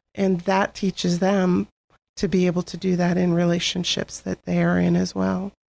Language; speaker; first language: English; native; English